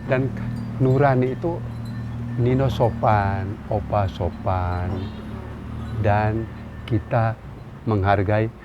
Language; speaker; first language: Indonesian; non-native, local second language; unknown